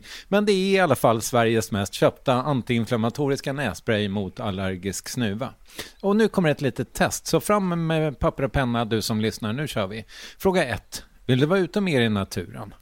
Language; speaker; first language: Swedish; native; Swedish